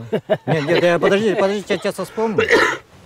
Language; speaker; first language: Russian; native; Russian